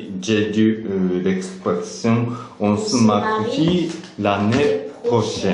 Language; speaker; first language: French; non-native, learner; Japanese